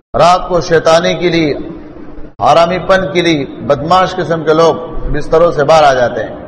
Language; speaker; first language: Urdu; non-native, local second language; Pashto